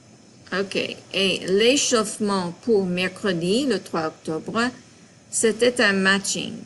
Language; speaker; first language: French; non-native, fluent; English